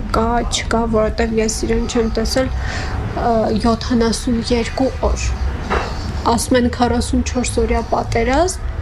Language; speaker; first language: Armenian; native; Armenian